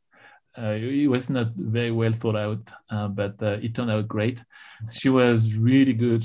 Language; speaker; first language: English; non-native, fluent; French